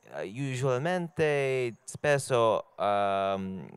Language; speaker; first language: Italian; non-native, learner; English